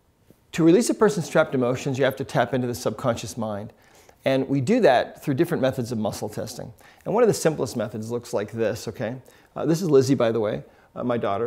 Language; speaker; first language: English; native; English